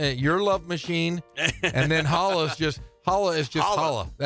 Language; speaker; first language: English; native; English